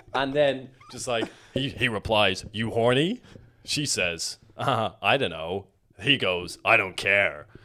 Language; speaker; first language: English; native; English